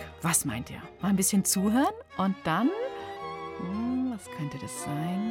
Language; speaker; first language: German; native; German